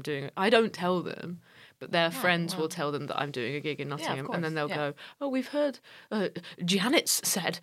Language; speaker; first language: English; native; English